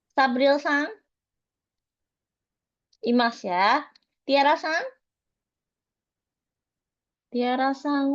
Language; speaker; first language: Japanese; non-native, fluent; Indonesian